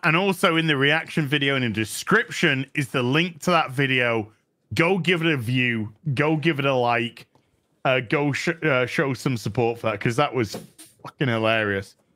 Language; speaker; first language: English; native; English